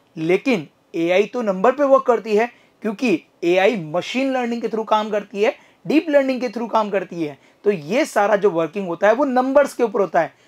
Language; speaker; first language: Hindi; native; Hindi